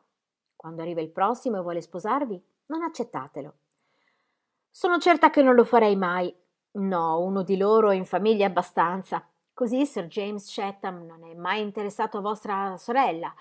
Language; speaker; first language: Italian; native; Italian